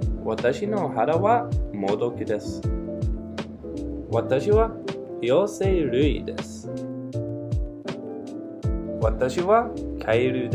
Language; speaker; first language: Japanese; non-native, learner; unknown